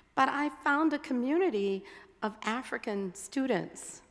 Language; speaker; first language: English; native; English